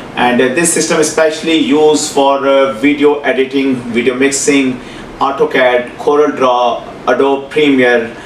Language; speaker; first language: English; non-native, local second language; Urdu